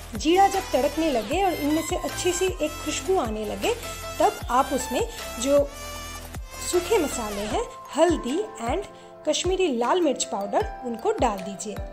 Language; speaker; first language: Hindi; non-native, local second language; Bangla